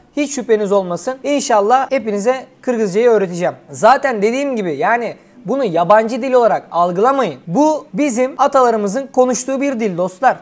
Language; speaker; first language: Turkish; native; Turkish